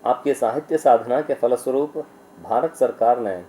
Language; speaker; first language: Hindi; non-native, local second language; Kannada